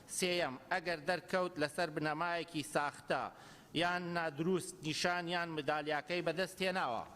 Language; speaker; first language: Central Kurdish; native; Central Kurdish